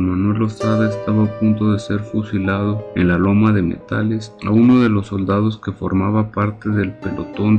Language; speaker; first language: Spanish; native; Spanish